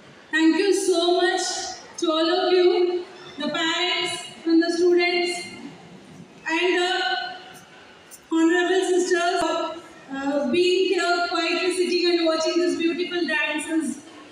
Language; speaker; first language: English; non-native, local second language; Tamil